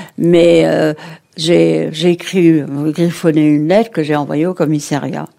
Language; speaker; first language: French; early bilingual, other home language; Kabyle